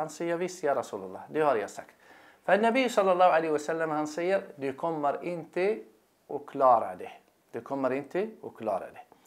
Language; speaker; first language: Swedish; non-native, fluent; Arabic